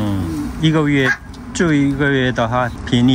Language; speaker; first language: Chinese; non-native, learner; Korean